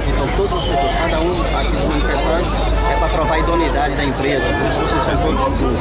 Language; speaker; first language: Portuguese; native; Portuguese